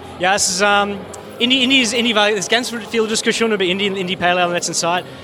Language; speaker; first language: German; non-native, fluent; English